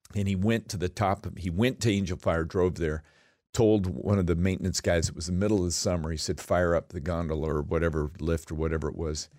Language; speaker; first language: English; native; English